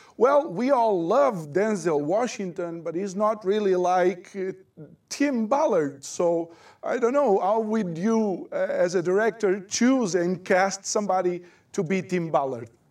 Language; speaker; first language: English; non-native, fluent; Portuguese